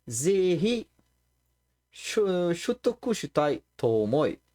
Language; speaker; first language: Japanese; non-native, learner; Portuguese